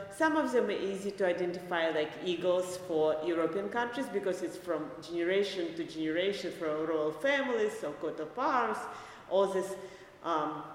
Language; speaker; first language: English; non-native, fluent; Belarusian